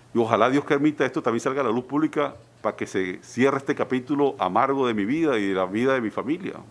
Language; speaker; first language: Spanish; native; Spanish